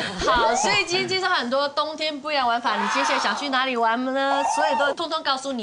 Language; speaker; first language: Chinese; native; Chinese